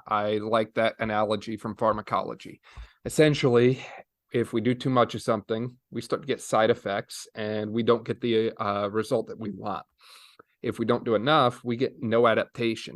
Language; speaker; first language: English; native; English